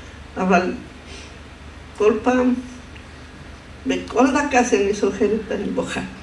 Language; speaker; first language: Hebrew; non-native, fluent; Spanish